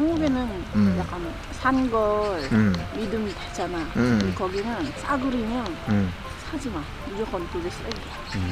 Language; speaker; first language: Korean; non-native, fluent; Filipino